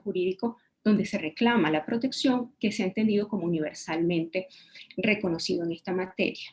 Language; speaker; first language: Spanish; native; Spanish